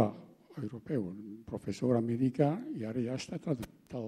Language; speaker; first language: Catalan; non-native, fluent; German